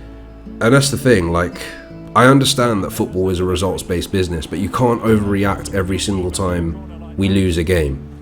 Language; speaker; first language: English; native; English